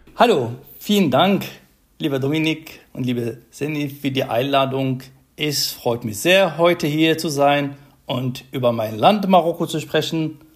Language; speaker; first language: German; non-native, fluent; Arabic